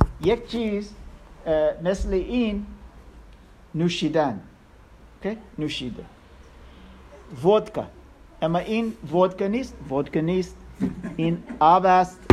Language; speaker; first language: Persian; non-native, learner; English